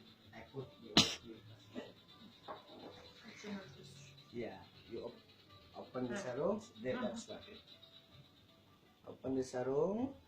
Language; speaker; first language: English; non-native, learner; Indonesian